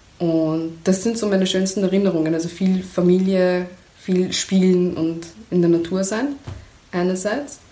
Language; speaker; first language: German; early bilingual, other home language; Persian